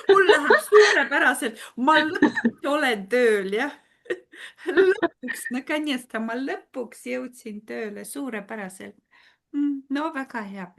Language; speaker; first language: Estonian; non-native, fluent; Russian